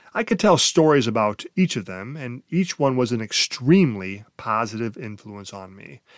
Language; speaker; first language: English; native; English